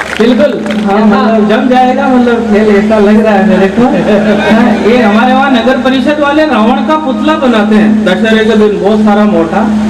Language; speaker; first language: Hindi; native; Hindi